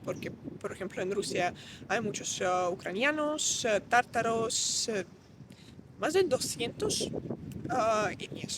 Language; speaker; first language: Spanish; non-native, fluent; Russian